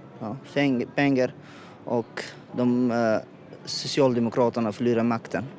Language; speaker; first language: Swedish; non-native, learner; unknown